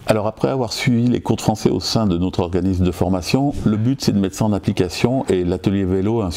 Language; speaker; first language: French; native; French